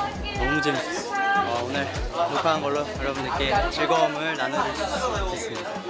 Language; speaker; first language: Korean; native; Korean